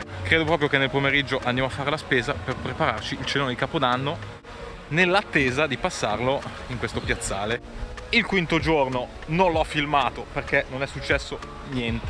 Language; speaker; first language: Italian; native; Italian